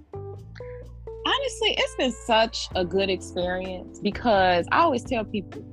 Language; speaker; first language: English; native; English